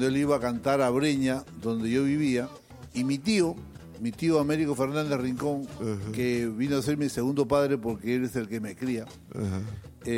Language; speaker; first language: Spanish; native; Spanish